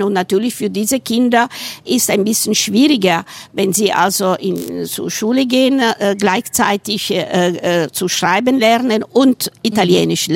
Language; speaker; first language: German; non-native, fluent; Italian